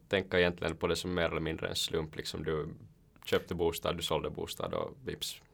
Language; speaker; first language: Swedish; native; Swedish